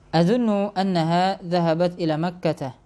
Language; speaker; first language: Arabic; non-native, fluent; Indonesian